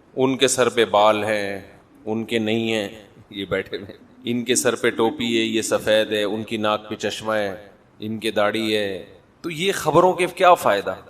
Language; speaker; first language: Urdu; native; Urdu